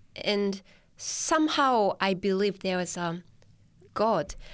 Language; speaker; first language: English; non-native, fluent; Japanese